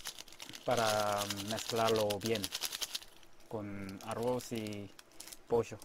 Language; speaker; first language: Spanish; non-native, learner; Korean